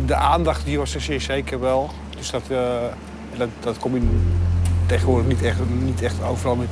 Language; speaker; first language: Dutch; native; Dutch